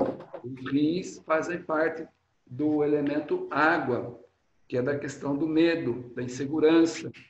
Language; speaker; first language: Portuguese; native; Portuguese